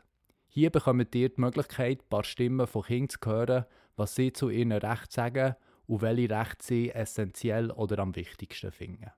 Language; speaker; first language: German; native; German